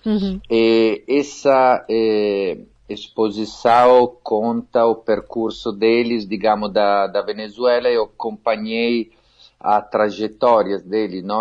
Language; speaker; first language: Portuguese; non-native, fluent; Italian